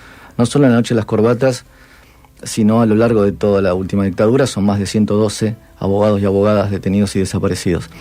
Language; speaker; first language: Spanish; native; Spanish